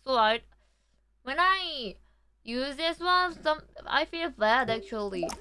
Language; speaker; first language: English; non-native, learner; Korean